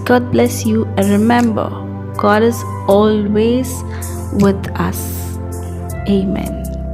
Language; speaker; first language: English; non-native, local second language; Telugu